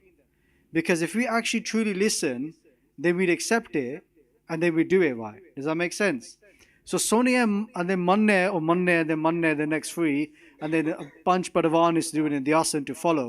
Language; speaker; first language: English; non-native, local second language; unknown